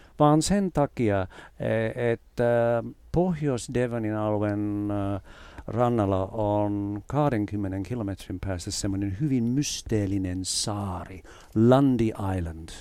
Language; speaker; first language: Finnish; non-native, fluent; English